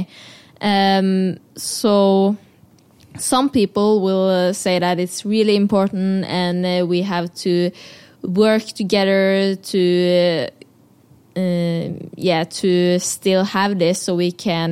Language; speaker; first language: English; non-native, fluent; Norwegian